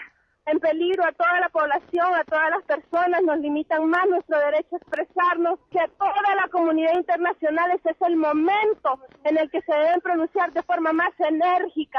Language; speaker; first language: Spanish; native; Spanish